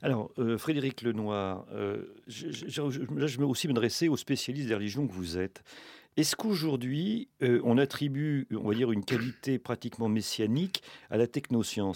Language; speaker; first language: French; native; French